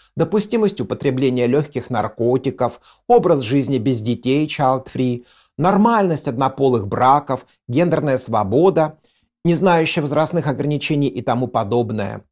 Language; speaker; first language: Russian; native; Russian